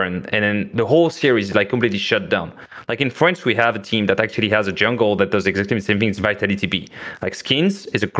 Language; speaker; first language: English; non-native, fluent; French